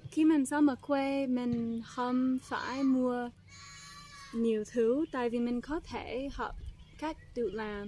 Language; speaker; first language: Vietnamese; non-native, fluent; English